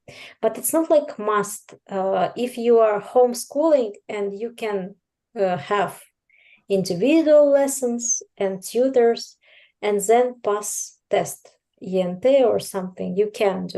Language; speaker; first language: English; non-native, fluent; Russian